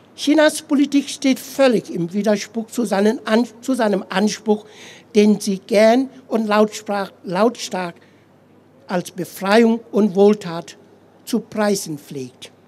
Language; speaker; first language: German; non-native, fluent; Tibetan